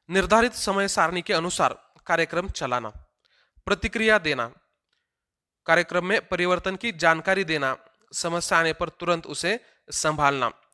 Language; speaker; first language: Hindi; non-native, local second language; Marathi